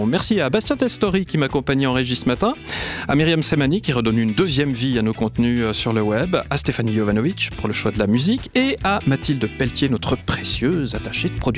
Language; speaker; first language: French; native; French